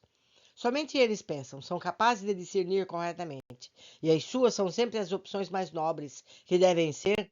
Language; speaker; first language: Portuguese; native; Portuguese